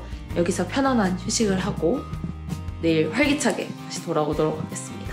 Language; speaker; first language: Korean; native; Korean